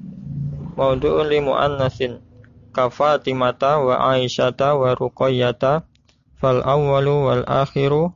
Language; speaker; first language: Arabic; non-native, learner; Indonesian